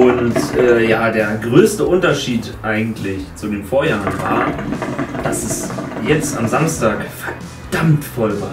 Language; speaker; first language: German; native; German